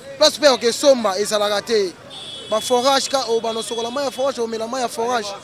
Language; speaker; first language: Lingala; native; Lingala